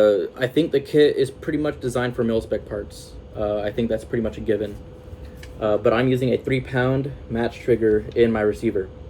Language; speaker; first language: English; native; English